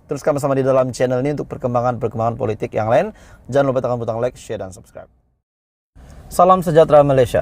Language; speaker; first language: Malay; native; Malay